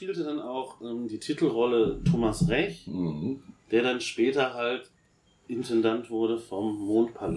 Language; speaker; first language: German; native; German